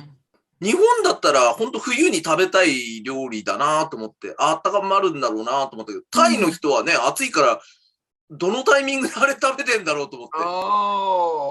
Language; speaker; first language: Japanese; native; Japanese